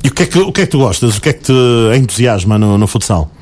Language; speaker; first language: Portuguese; native; Portuguese